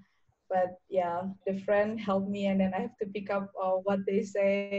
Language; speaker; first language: English; non-native, learner; Indonesian